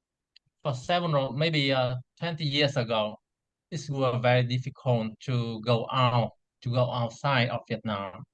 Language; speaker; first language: English; non-native, learner; Vietnamese